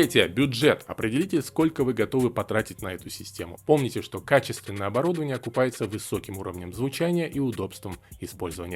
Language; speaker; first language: Russian; native; Russian